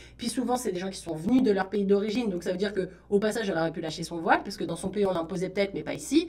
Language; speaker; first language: French; native; French